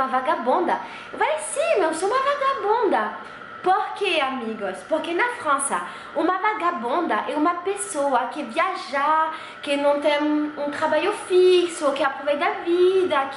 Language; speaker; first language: Portuguese; non-native, fluent; French